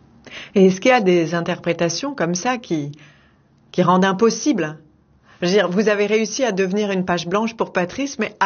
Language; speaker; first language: French; native; French